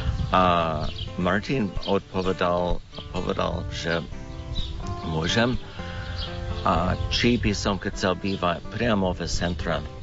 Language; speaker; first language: Slovak; non-native, learner; English